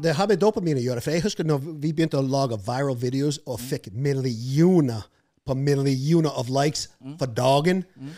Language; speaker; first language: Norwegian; non-native, fluent; English